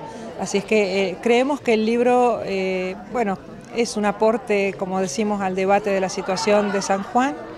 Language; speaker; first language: Spanish; native; Spanish